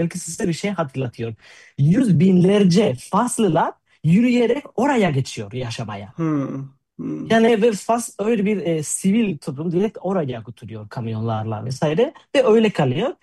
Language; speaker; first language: Turkish; non-native, fluent; Spanish